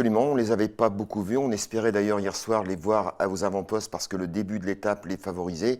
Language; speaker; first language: French; native; French